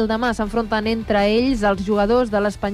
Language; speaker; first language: Catalan; native; Catalan